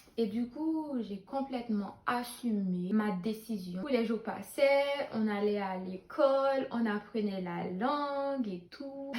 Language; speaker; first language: French; non-native, local second language; Haitian Creole